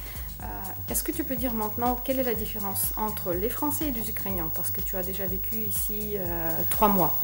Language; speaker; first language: French; non-native, fluent; Ukrainian